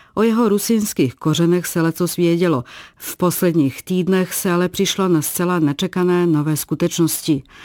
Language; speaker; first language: Czech; non-native, fluent; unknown